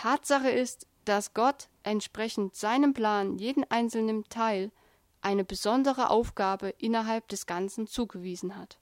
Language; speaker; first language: German; native; German